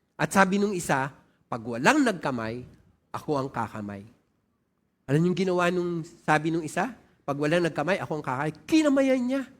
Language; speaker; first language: Filipino; non-native, local second language; Waray